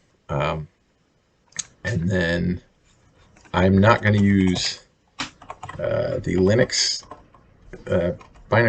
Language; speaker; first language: English; native; English